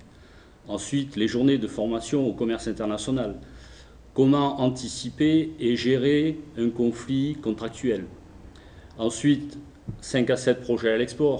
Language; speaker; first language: French; native; French